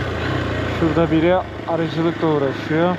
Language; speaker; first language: Turkish; native; Turkish